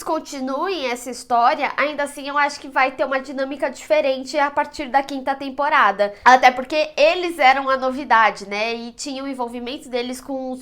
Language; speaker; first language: Portuguese; native; Portuguese